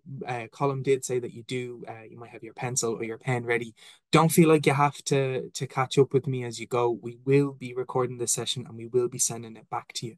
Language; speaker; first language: English; native; English